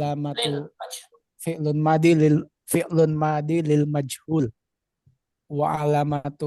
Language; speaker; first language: Arabic; non-native, learner; Indonesian